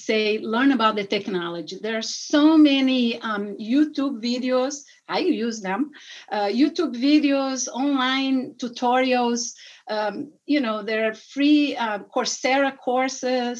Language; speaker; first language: English; non-native, fluent; Portuguese